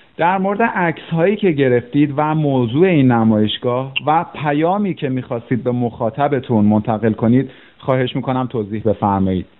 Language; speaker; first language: Persian; native; Persian